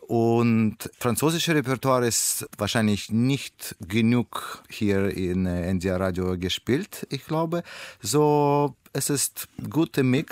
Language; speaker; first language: German; non-native, learner; Russian